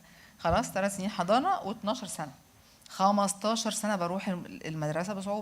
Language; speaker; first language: Arabic; native; Arabic